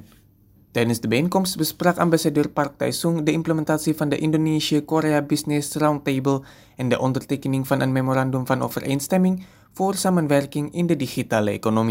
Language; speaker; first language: Dutch; non-native, fluent; Indonesian